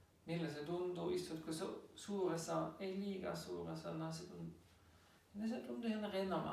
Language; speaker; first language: Finnish; non-native, learner; German